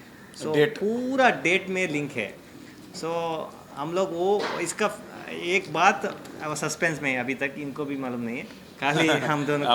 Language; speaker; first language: Hindi; non-native, local second language; Kannada